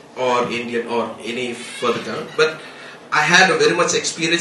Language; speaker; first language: English; non-native, local second language; Tamil